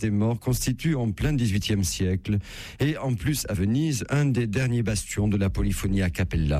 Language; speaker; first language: French; native; French